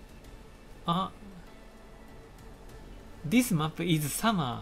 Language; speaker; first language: English; non-native, learner; Japanese